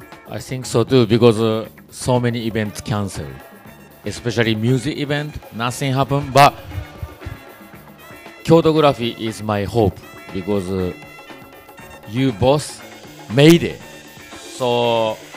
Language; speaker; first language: English; non-native, learner; Japanese